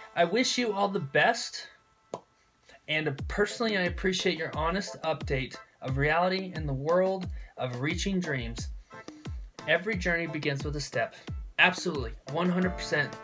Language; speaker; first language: English; native; English